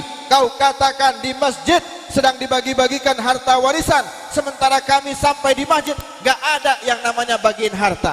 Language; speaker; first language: Indonesian; native; Indonesian